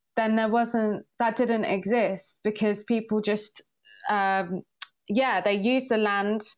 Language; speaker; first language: English; early bilingual, other home language; Swahili